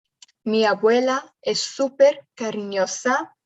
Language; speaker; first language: Spanish; non-native, learner; English